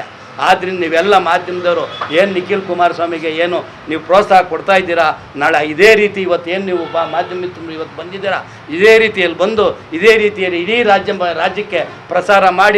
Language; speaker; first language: Kannada; native; Kannada